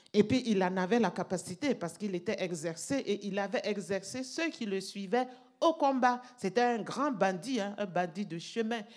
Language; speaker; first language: French; non-native, local second language; Mossi